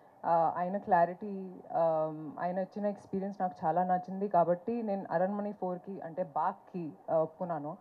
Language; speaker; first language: Telugu; non-native, fluent; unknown